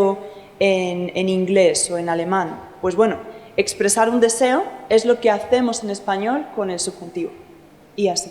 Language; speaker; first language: Spanish; native; Spanish